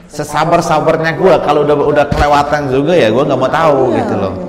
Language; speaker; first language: Indonesian; native; Indonesian